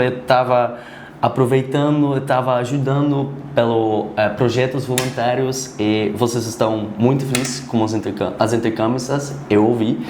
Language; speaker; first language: Portuguese; non-native, learner; Dutch